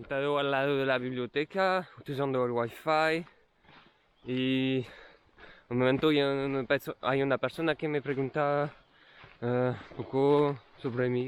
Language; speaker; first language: Spanish; non-native, learner; French